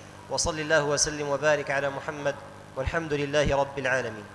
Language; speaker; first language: Arabic; native; Arabic